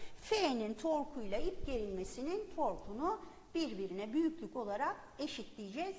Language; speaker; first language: Turkish; native; Turkish